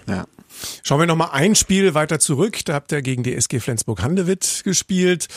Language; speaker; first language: German; native; German